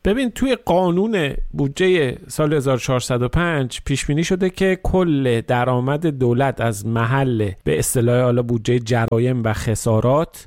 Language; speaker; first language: Persian; native; Persian